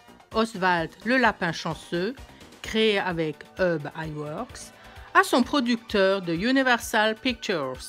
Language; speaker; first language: French; native; French